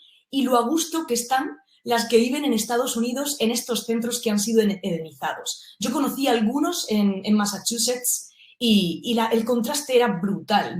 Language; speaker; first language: Spanish; native; Spanish